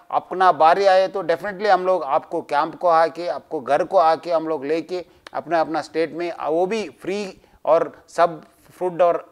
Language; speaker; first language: Hindi; non-native, local second language; Telugu